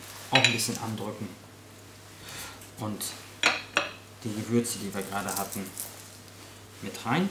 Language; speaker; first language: German; native; German